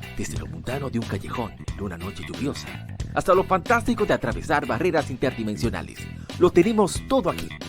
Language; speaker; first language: Spanish; native; Spanish